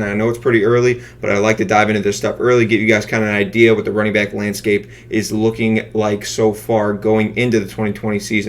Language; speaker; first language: English; native; English